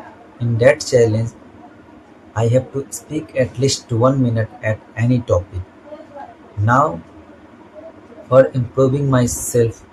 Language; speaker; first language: English; non-native, learner; Hindi